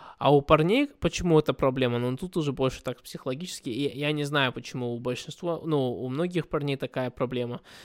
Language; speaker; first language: Russian; early bilingual, heritage; Russian